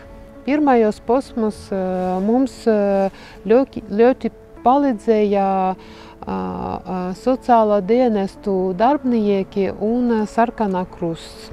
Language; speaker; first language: Latvian; non-native, fluent; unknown